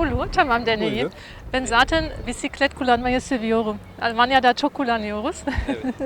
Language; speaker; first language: Turkish; non-native, fluent; German